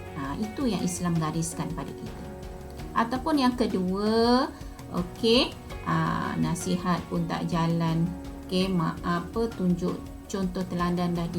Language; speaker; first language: Malay; native; Malay